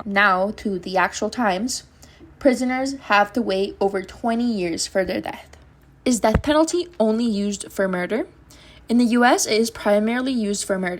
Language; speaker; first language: English; non-native, fluent; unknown